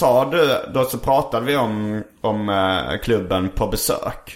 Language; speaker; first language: Swedish; native; Swedish